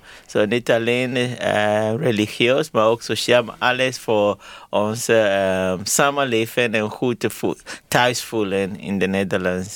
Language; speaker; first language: Dutch; non-native, learner; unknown